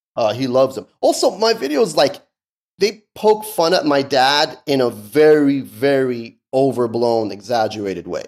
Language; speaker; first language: English; early bilingual, other home language; Persian